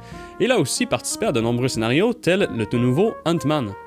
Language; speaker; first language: French; native; French